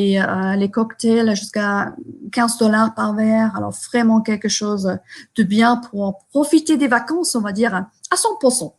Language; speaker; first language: French; non-native, fluent; German